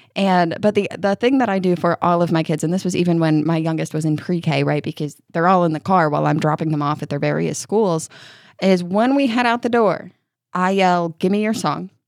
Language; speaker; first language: English; native; English